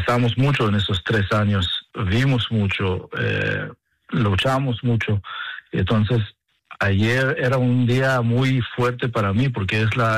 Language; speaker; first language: Spanish; non-native, fluent; Hebrew